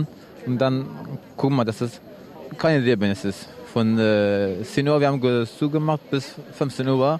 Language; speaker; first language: German; non-native, learner; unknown